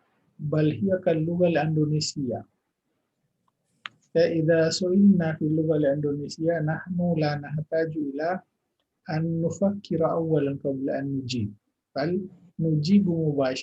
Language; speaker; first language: Arabic; non-native, fluent; Indonesian